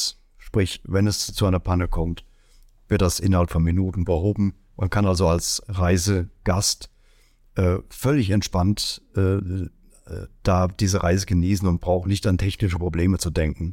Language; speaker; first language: German; native; German